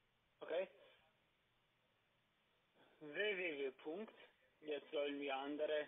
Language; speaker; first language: German; non-native, learner; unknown